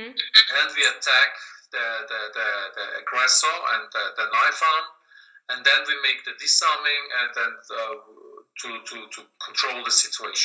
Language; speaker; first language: English; non-native, learner; German